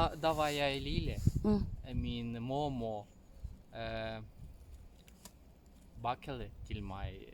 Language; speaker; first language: Danish; non-native, learner; Ukrainian